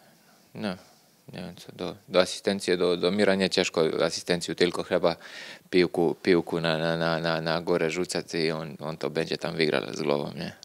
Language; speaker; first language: Polish; non-native, learner; Serbian